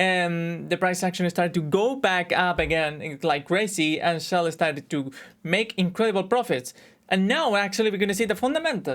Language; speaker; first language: English; non-native, fluent; Spanish